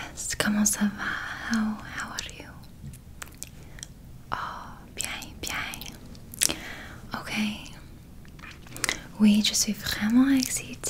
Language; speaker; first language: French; non-native, learner; English